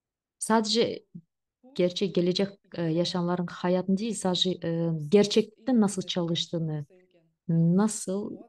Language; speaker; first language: Turkish; non-native, fluent; Russian